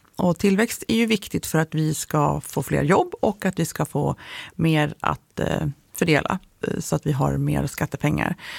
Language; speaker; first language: Swedish; native; Swedish